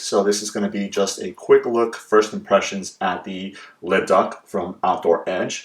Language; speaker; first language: English; native; English